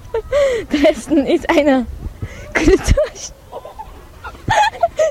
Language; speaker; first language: German; non-native, learner; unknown